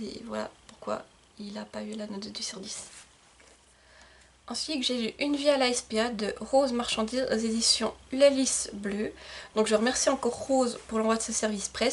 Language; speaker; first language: French; native; French